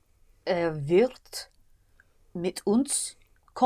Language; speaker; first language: German; non-native, learner; English